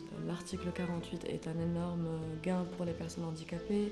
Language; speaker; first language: French; non-native, local second language; Arabic